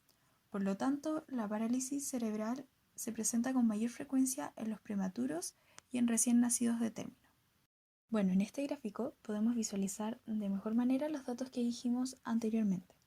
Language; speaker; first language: Spanish; native; Spanish